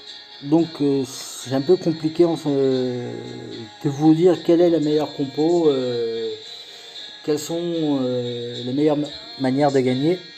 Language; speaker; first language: French; native; French